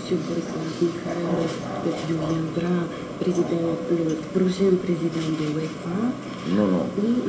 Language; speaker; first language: French; non-native, fluent; Bulgarian